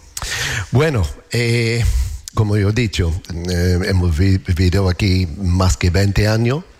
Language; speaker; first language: Spanish; non-native, learner; English